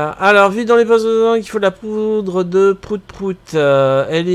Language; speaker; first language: French; native; French